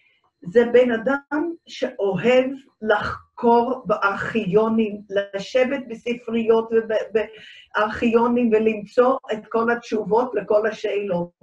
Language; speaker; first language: Hebrew; early bilingual, other home language; Dutch